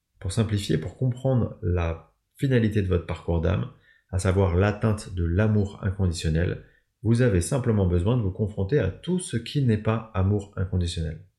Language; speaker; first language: French; native; French